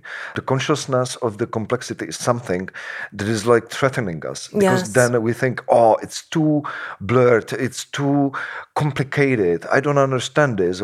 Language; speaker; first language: English; non-native, fluent; Czech